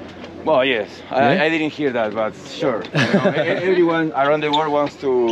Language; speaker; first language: English; non-native, learner; Portuguese